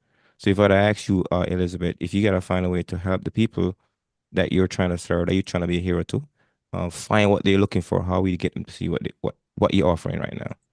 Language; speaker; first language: English; non-native, fluent; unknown